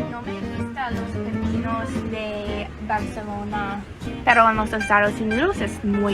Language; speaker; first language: Spanish; non-native, learner; English